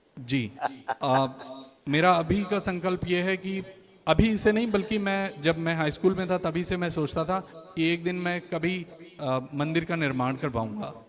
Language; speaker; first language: Hindi; native; Hindi